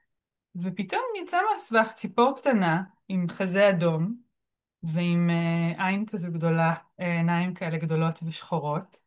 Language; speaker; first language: Hebrew; native; Hebrew